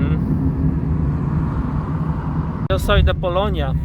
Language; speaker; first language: Spanish; non-native, learner; Polish